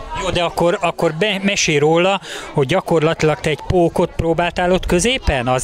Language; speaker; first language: Hungarian; native; Hungarian